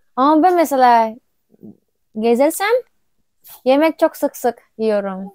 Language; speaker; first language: Turkish; non-native, learner; Indonesian